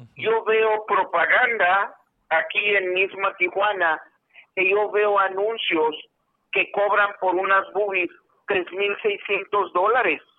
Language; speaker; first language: Spanish; non-native, fluent; Haitian Creole